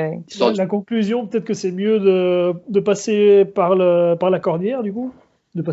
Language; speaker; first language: French; native; French